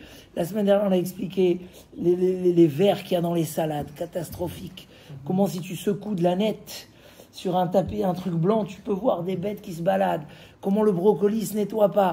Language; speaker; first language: French; native; French